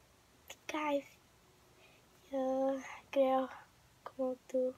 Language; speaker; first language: Spanish; early bilingual, heritage; English